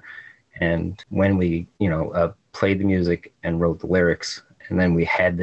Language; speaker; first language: English; native; English